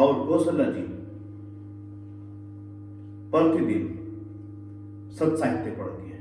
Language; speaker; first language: Hindi; native; Hindi